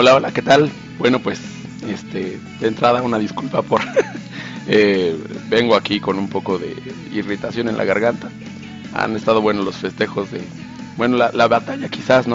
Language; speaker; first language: Spanish; native; Spanish